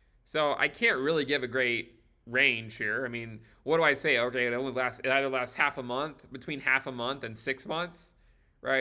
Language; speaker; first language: English; native; English